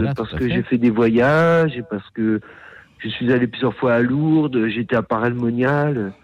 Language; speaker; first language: French; native; French